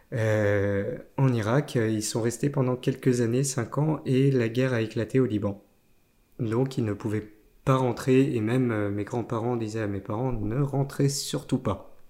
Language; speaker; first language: French; native; French